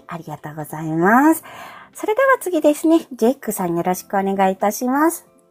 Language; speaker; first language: Japanese; non-native, fluent; Filipino